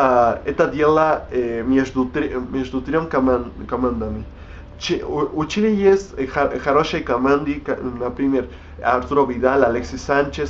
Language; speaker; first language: Russian; non-native, learner; Spanish